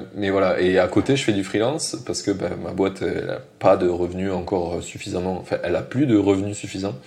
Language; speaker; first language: French; native; French